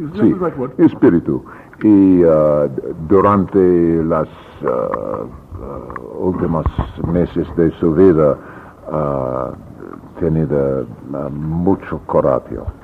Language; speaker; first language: Spanish; non-native, learner; English